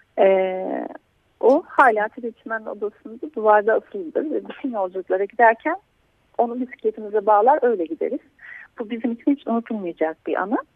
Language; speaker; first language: Turkish; native; Turkish